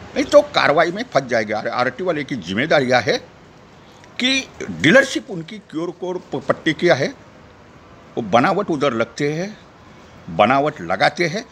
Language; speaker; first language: Hindi; non-native, local second language; Marathi